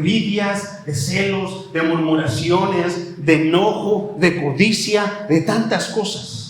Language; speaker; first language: Spanish; native; Spanish